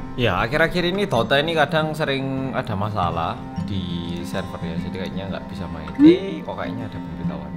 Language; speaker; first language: Indonesian; early bilingual, other home language; Korean